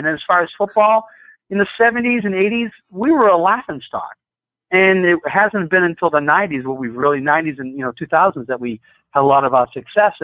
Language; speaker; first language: English; native; English